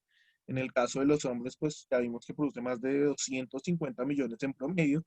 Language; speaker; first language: Spanish; native; Spanish